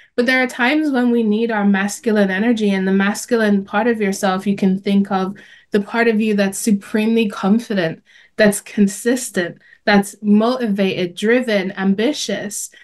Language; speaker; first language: English; native; English